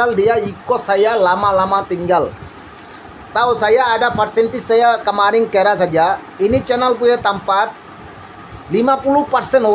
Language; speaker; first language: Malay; non-native, learner; Bangla